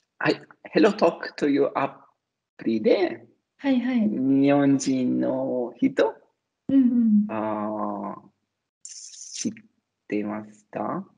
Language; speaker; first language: Japanese; non-native, learner; Italian